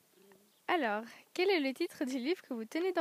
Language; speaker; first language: French; native; French